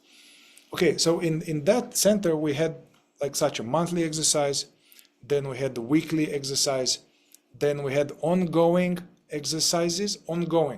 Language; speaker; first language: English; non-native, fluent; Romanian